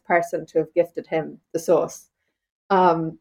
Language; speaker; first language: English; native; English